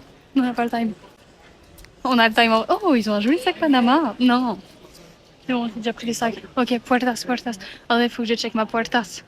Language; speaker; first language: French; native; French